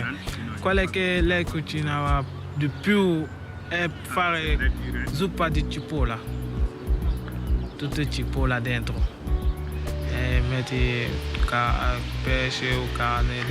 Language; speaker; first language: Italian; non-native, learner; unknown